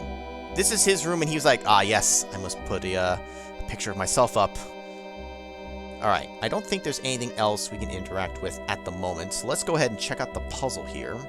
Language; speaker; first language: English; native; English